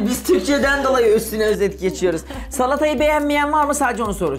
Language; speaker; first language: Turkish; native; Turkish